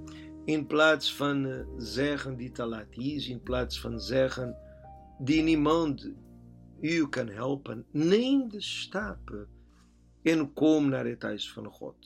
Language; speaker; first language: Dutch; non-native, learner; Portuguese